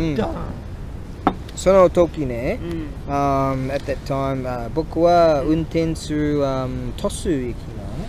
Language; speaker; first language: Japanese; non-native, learner; English